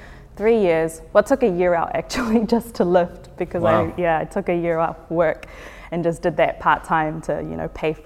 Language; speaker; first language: English; native; English